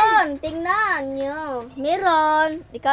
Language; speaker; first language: Filipino; non-native, local second language; Cebuano